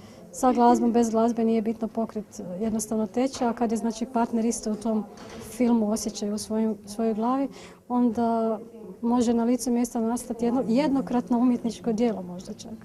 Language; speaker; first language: Bosnian; native; Bosnian